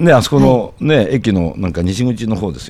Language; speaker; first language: Japanese; native; Japanese